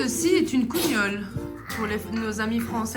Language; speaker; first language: French; native; French